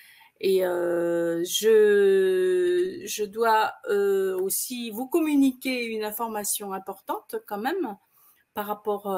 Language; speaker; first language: French; native; French